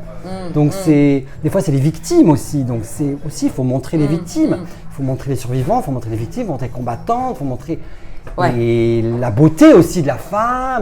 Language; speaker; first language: French; native; French